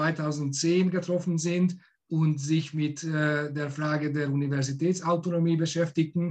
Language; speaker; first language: German; non-native, fluent; Hungarian